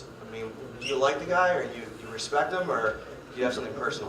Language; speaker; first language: English; native; English